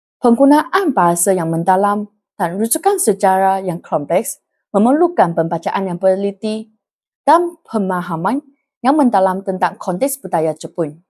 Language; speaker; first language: Malay; non-native, local second language; Chinese